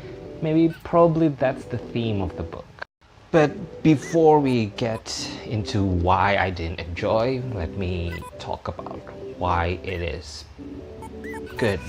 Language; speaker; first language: English; non-native, fluent; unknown